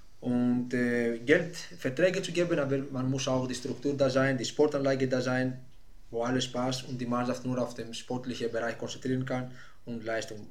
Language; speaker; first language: German; non-native, fluent; Greek